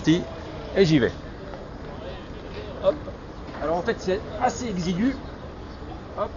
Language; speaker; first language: French; native; French